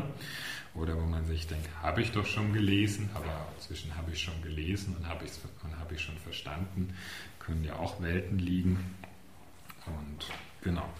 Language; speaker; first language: German; native; German